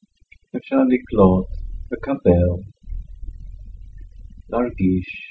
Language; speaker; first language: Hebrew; non-native, fluent; English